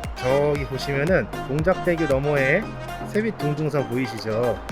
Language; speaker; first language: Korean; native; Korean